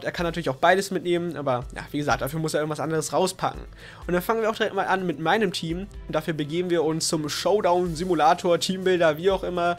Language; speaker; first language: German; native; German